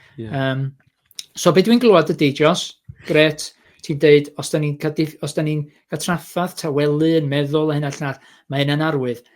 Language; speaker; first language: Welsh; native; Welsh